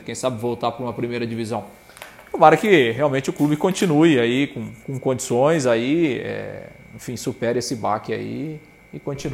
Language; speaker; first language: Portuguese; native; Portuguese